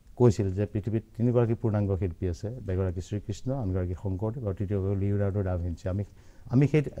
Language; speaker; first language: Assamese; native; Assamese